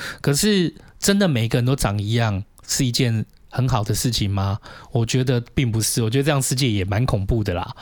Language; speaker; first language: Chinese; native; Chinese